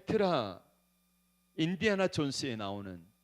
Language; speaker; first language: Korean; native; Korean